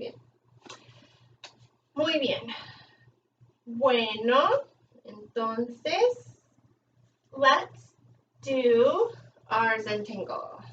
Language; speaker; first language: Spanish; non-native, fluent; English